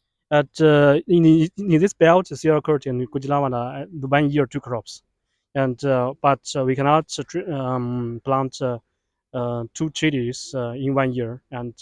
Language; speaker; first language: English; non-native, fluent; Chinese